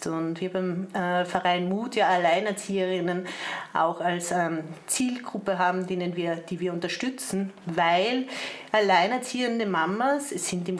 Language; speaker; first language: German; native; German